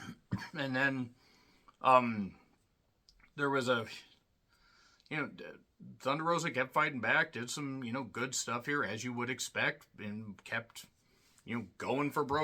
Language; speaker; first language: English; native; English